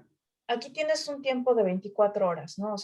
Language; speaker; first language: Spanish; native; Spanish